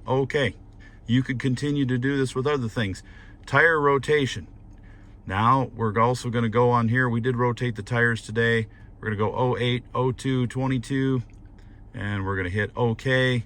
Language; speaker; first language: English; native; English